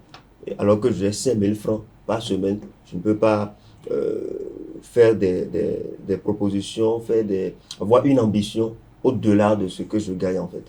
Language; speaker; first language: French; non-native, local second language; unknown